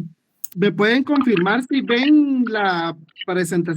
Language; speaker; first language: Spanish; native; Spanish